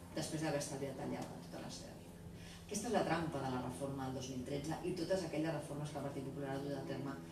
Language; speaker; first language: Catalan; non-native, local second language; Spanish